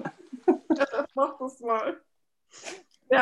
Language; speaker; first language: German; native; German